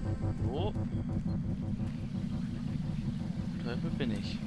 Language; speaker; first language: German; native; German